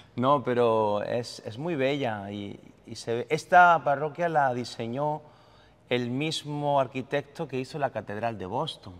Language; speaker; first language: Spanish; native; Spanish